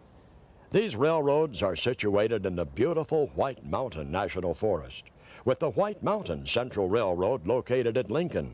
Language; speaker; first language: English; native; English